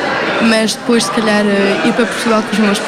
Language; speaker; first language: Portuguese; early bilingual, heritage; Portuguese